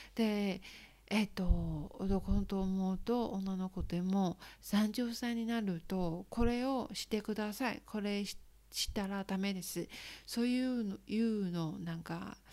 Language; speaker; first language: Japanese; non-native, learner; Chinese